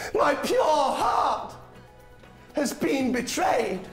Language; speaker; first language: English; native; English